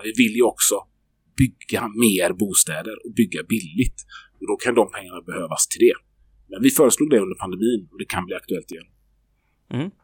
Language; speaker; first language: Swedish; native; Swedish